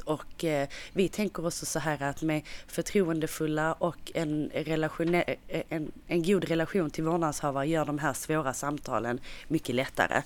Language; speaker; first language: Swedish; native; Swedish